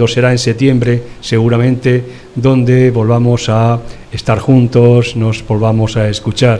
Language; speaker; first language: Spanish; native; Spanish